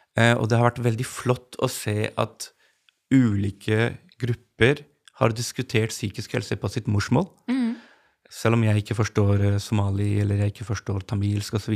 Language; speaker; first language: Norwegian; early bilingual, other home language; Urdu